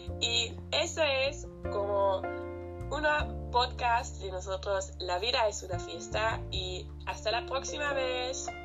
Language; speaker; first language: Spanish; non-native, learner; German